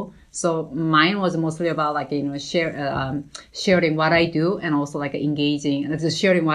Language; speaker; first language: English; non-native, fluent; Korean